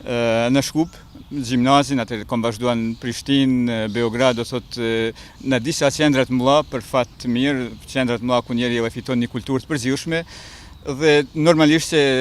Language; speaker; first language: Albanian; native; Albanian